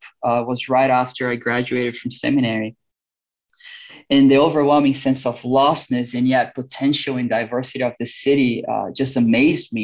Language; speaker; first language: English; non-native, fluent; Portuguese